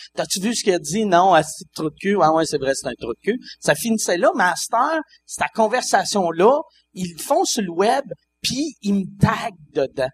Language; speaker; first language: French; native; French